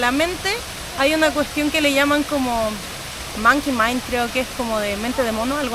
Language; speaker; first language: Spanish; native; Spanish